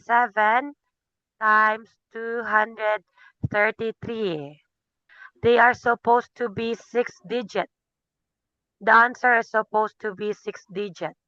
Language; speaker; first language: English; non-native, fluent; Filipino